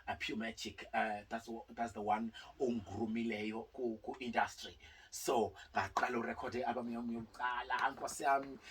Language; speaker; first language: Zulu; non-native, local second language; Northern Sotho